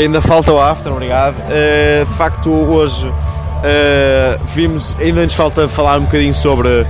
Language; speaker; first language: Portuguese; native; Portuguese